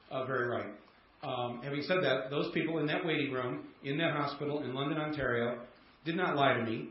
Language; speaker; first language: English; native; English